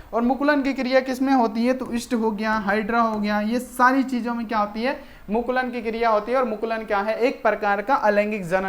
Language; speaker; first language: Hindi; native; Hindi